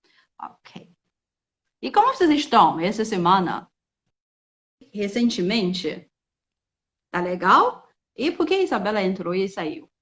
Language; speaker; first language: Portuguese; non-native, fluent; Chinese